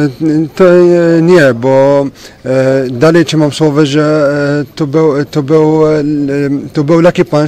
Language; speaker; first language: Polish; non-native, fluent; French